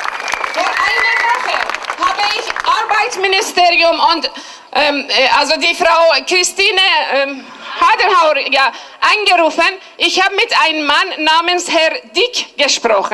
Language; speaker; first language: German; non-native, fluent; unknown